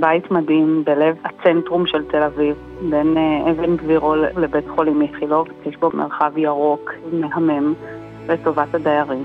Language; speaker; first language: Hebrew; native; Hebrew